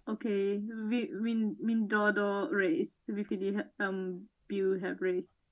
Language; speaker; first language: Welsh; non-native, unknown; Malay